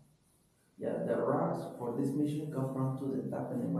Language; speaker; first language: English; non-native, learner; Spanish